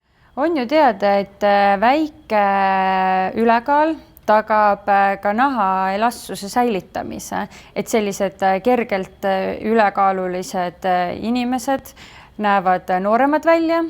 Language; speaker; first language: Estonian; native; Estonian